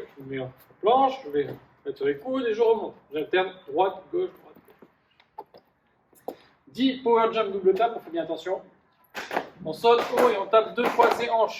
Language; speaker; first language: French; native; French